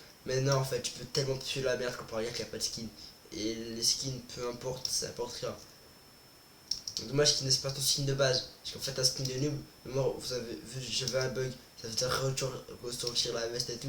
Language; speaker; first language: French; native; French